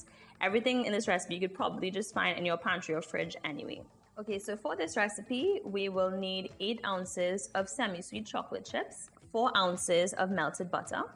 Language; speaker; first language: English; native; English